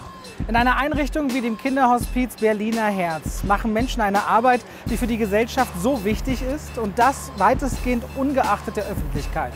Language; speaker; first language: German; native; German